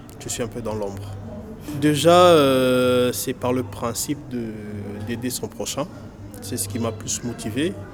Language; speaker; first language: French; non-native, local second language; Lingala